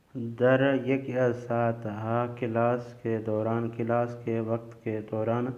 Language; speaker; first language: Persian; non-native, fluent; Urdu